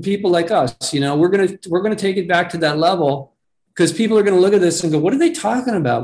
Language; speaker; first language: English; native; English